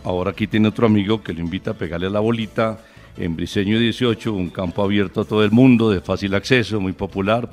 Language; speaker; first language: Spanish; native; Spanish